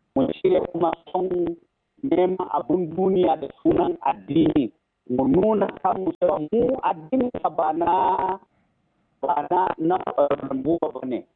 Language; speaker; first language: Hausa; non-native, local second language; Fula